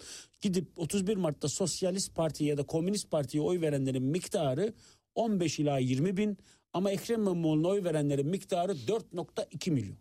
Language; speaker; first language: Turkish; native; Turkish